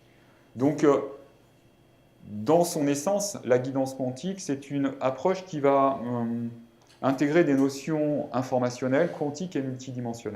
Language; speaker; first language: French; native; French